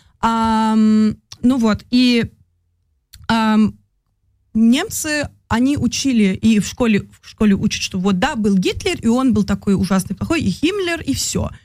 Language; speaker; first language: Russian; early bilingual, heritage; Russian